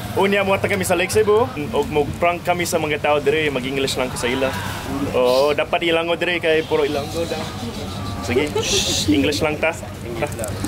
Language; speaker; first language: Cebuano; non-native, fluent; English